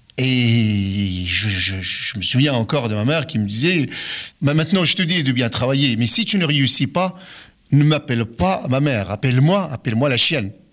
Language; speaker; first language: French; non-native, local second language; Arabic